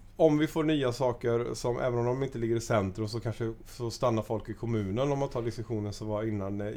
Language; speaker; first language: Swedish; native; Swedish